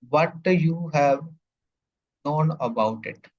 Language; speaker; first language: English; non-native, local second language; Punjabi